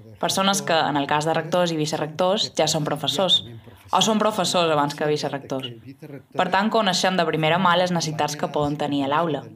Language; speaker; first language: Catalan; native; Catalan